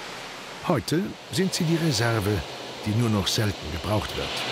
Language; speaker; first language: German; native; German